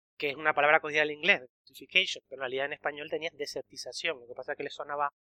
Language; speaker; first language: Spanish; native; Spanish